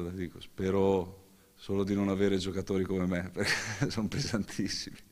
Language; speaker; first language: Italian; native; Italian